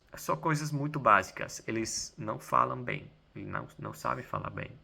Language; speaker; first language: Portuguese; non-native, fluent; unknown